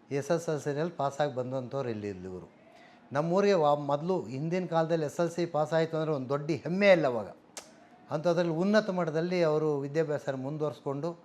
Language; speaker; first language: Kannada; native; Kannada